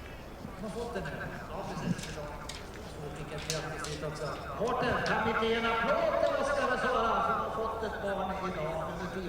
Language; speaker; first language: Swedish; native; Swedish